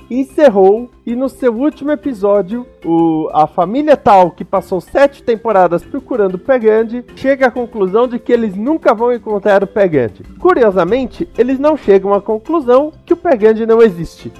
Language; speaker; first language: Portuguese; native; Portuguese